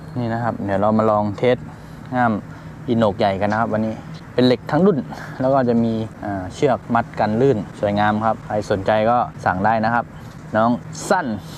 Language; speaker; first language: Thai; native; Thai